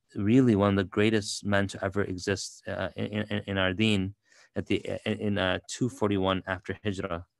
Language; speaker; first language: English; native; English